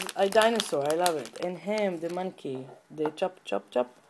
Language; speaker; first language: English; non-native, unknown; Hebrew